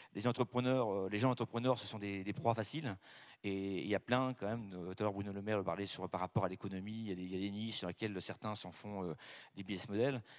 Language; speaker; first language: French; native; French